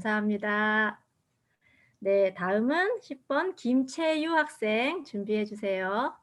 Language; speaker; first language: Korean; native; Korean